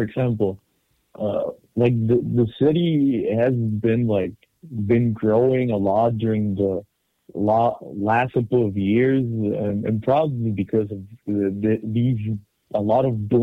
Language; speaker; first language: English; non-native, fluent; Spanish